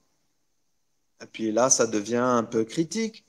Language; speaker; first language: French; non-native, local second language; Arabic